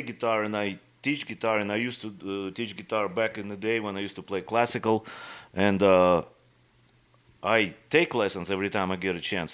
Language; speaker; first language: English; non-native, fluent; Russian